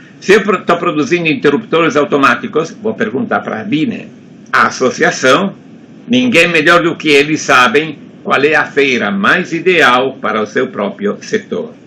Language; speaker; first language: Portuguese; non-native, fluent; Italian